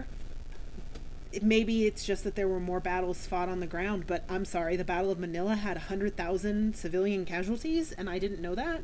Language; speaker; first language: English; native; English